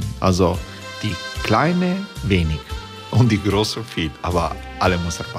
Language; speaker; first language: German; non-native, fluent; Croatian